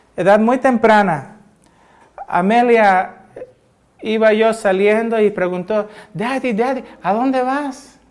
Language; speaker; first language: Spanish; early bilingual, heritage; Spanish